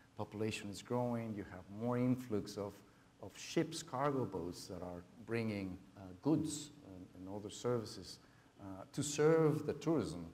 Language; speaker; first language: English; non-native, fluent; Spanish